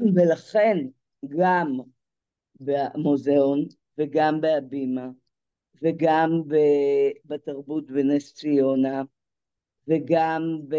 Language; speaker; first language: Hebrew; native; Hebrew